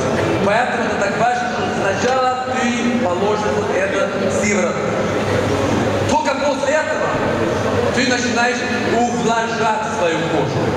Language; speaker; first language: Russian; non-native, fluent; Swedish